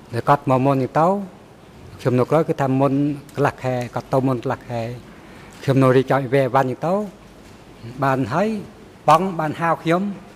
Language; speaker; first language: Khmer; non-native, local second language; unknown